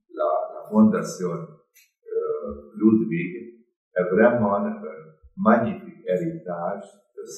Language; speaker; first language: French; non-native, fluent; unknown